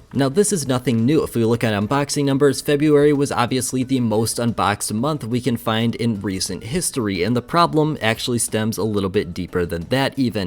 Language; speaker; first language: English; native; English